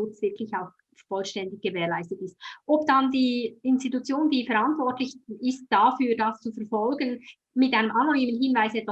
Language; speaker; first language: German; native; German